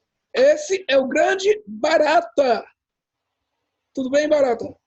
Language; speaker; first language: Portuguese; early bilingual, heritage; English